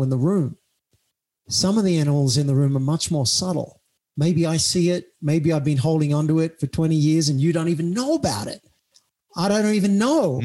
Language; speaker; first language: English; native; English